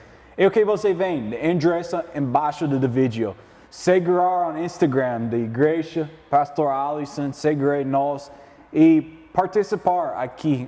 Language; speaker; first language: Portuguese; non-native, learner; English